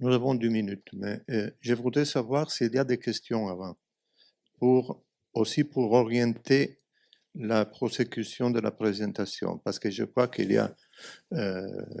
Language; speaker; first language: French; non-native, fluent; Italian